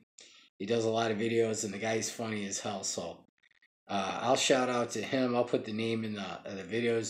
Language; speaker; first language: English; native; English